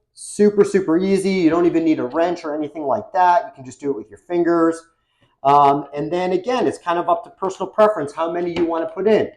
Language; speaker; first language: English; native; English